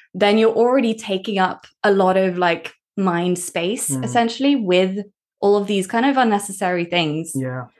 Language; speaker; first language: English; early bilingual, other home language; Norwegian